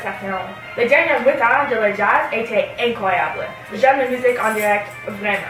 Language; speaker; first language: French; non-native, learner; English